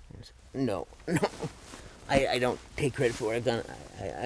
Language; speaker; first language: English; native; English